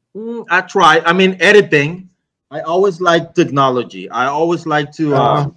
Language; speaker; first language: English; non-native, fluent; Spanish